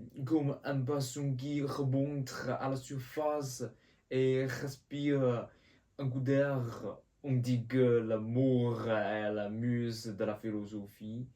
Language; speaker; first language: French; non-native, learner; Chinese